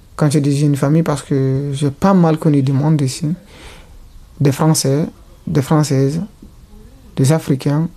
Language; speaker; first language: French; non-native, local second language; Fula